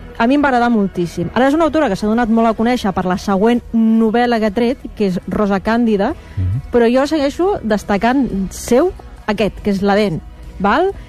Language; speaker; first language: Catalan; native; Catalan